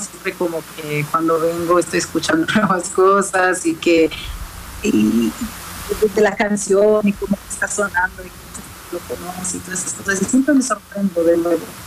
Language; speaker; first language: Spanish; non-native, fluent; Hebrew